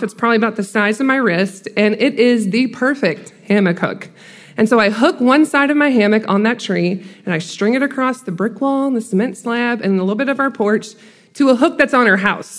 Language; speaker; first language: English; native; English